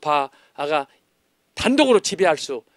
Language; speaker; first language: Korean; native; Korean